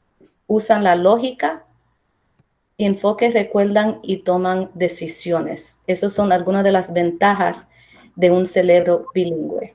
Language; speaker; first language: Spanish; early bilingual, heritage; Spanish